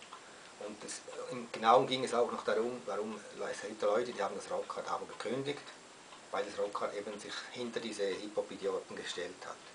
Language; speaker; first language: German; native; German